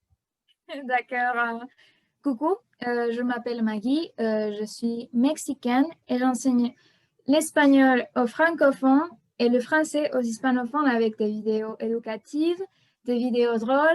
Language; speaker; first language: French; non-native, fluent; Spanish